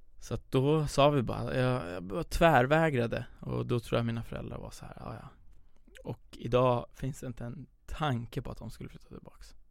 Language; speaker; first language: Swedish; early bilingual, other home language; Persian